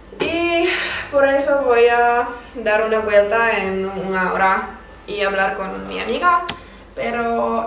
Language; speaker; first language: Spanish; non-native, learner; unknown